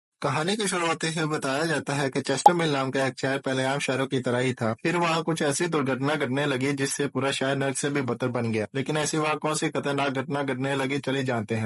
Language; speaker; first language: Hindi; native; Hindi